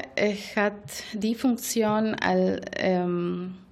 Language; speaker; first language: German; non-native, fluent; Spanish